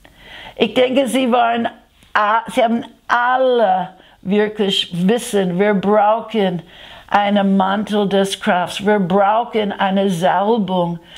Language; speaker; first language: German; non-native, fluent; English